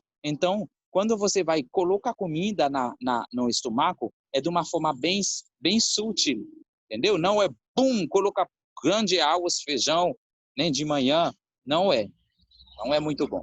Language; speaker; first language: Portuguese; non-native, fluent; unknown